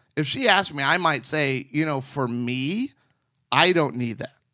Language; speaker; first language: English; native; English